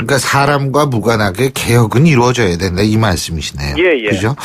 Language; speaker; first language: Korean; native; Korean